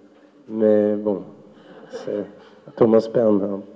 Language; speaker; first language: French; non-native, fluent; German